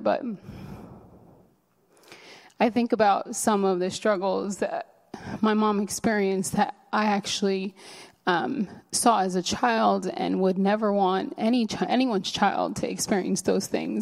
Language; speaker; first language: English; early bilingual, other home language; Spanish